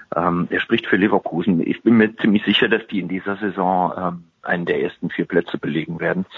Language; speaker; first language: German; native; German